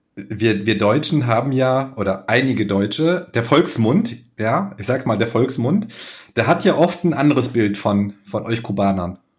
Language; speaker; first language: German; native; German